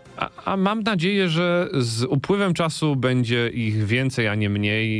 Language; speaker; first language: Polish; native; Polish